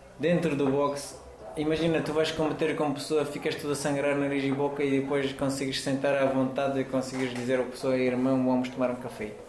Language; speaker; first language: Portuguese; non-native, fluent; Persian